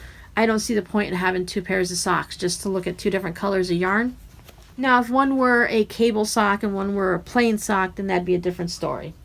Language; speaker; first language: English; native; English